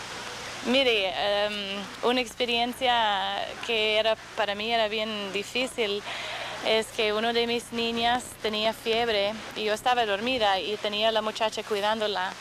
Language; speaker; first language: Spanish; non-native, fluent; English